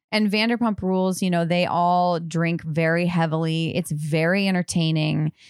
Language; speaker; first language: English; native; English